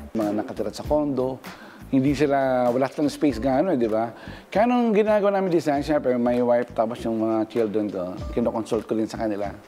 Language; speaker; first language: Filipino; non-native, local second language; Pampanga